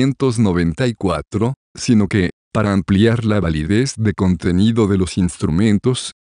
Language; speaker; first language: Spanish; native; Spanish